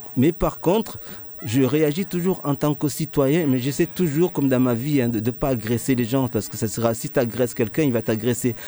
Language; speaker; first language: French; early bilingual, other home language; Ngazidja Comorian